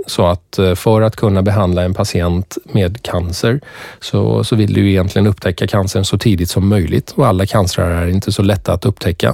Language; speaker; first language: Swedish; early bilingual, other home language; Persian